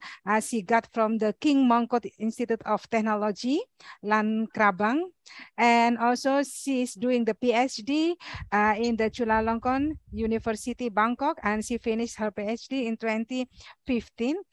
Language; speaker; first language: English; non-native, learner; Indonesian